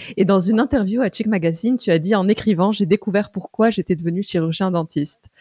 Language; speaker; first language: French; early bilingual, other home language; Arabic